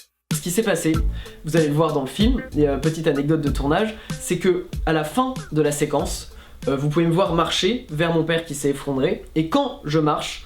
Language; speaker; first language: French; native; French